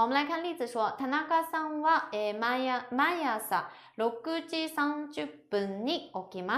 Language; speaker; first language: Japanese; non-native, fluent; Chinese